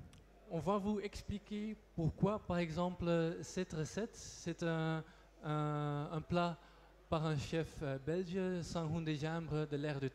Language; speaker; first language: French; non-native, local second language; Dutch